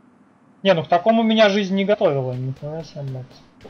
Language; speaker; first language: Russian; native; Russian